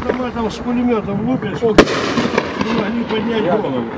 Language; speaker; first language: Russian; native; Russian